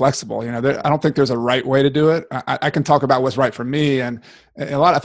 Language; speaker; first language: English; native; English